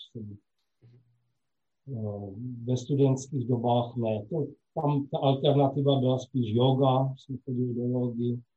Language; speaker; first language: Czech; non-native, local second language; Slovak